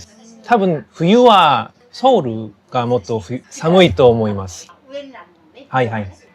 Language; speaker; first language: Japanese; non-native, fluent; Korean